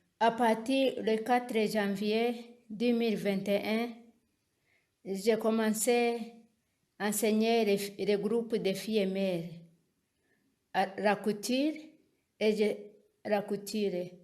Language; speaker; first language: French; non-native, local second language; Kinyarwanda